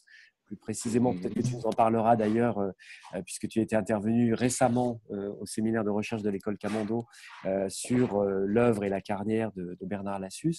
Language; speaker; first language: French; native; French